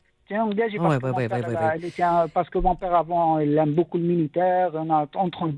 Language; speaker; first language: French; non-native, local second language; Arabic